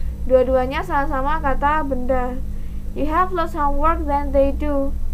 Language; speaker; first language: English; non-native, fluent; Indonesian